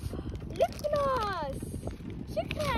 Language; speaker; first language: Arabic; native; Arabic